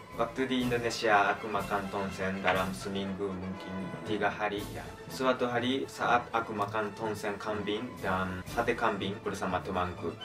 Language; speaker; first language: Indonesian; non-native, learner; Japanese